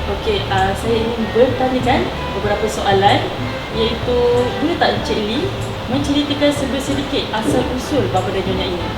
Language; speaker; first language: Malay; native; Malay